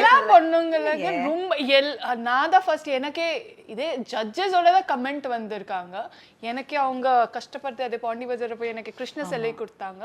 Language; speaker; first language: Tamil; non-native, learner; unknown